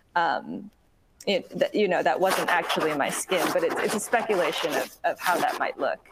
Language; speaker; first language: English; native; English